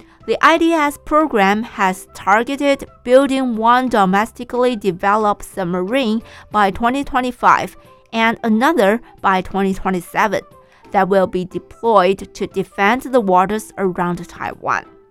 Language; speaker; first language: English; non-native, fluent; Chinese